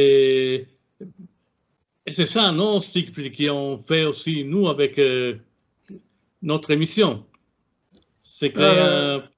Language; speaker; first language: French; non-native, fluent; Italian